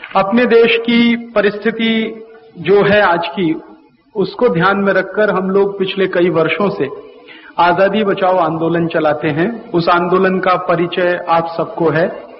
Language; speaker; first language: Hindi; native; Hindi